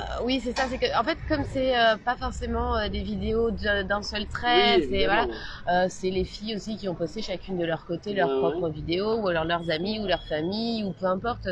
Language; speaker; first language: French; native; French